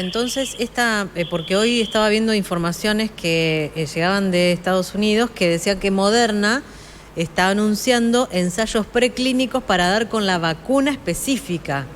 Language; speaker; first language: Spanish; native; Spanish